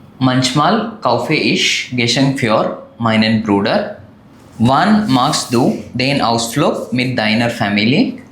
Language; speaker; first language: German; non-native, learner; Malayalam